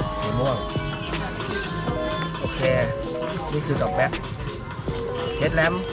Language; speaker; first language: Thai; native; Thai